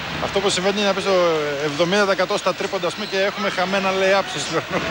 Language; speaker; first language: Greek; native; Greek